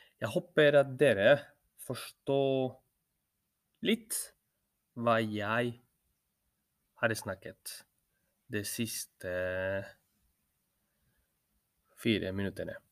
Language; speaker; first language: Norwegian; non-native, fluent; Spanish